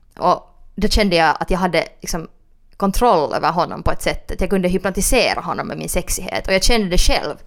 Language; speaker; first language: Swedish; native; Swedish